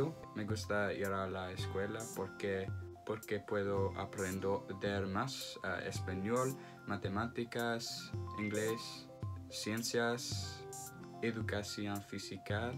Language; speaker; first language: Spanish; non-native, learner; English